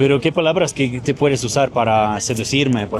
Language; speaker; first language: Spanish; non-native, learner; Polish